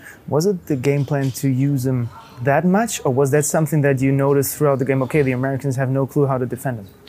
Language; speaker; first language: English; non-native, fluent; German